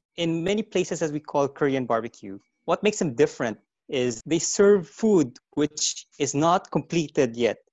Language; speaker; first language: English; non-native, fluent; Korean